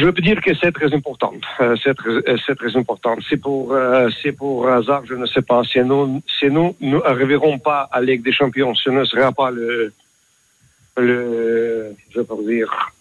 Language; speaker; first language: French; non-native, learner; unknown